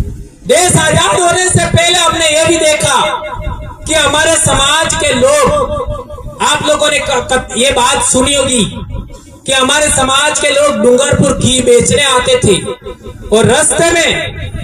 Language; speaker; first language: Hindi; non-native, local second language; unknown